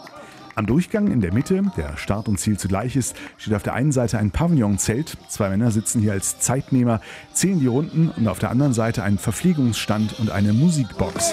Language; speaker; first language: German; native; German